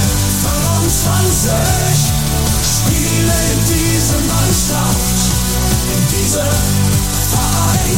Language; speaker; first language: German; non-native, learner; Italian